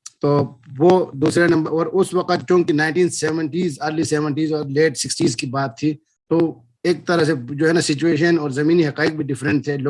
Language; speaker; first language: Urdu; non-native, local second language; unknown